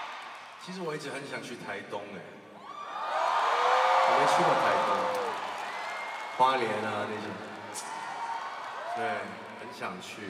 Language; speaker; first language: Chinese; non-native, local second language; Cantonese